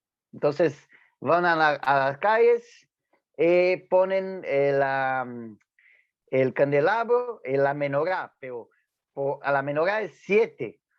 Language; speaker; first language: Spanish; non-native, fluent; Portuguese